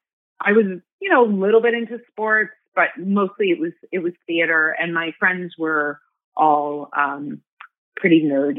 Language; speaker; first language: English; native; English